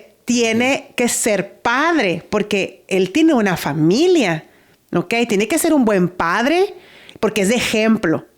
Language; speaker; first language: Spanish; native; Spanish